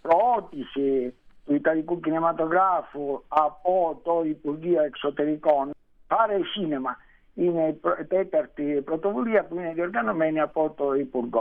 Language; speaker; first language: Greek; non-native, learner; Italian